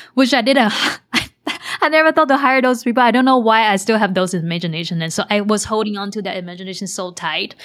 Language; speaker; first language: English; non-native, fluent; Chinese